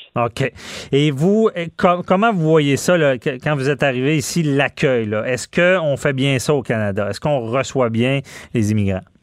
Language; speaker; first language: French; native; French